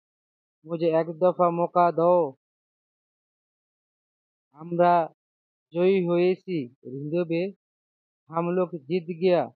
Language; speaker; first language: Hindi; non-native, learner; Bangla